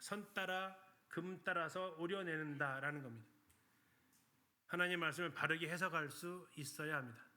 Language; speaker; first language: Korean; native; Korean